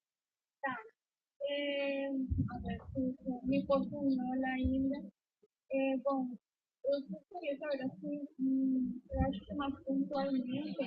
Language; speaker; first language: Portuguese; non-native, fluent; Spanish